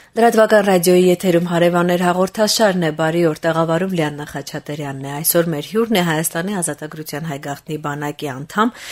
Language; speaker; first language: Armenian; native; Armenian